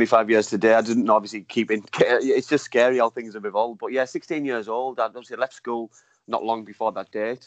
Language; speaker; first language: English; native; English